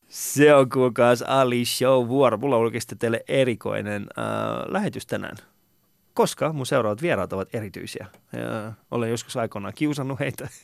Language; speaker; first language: Finnish; early bilingual, other home language; Persian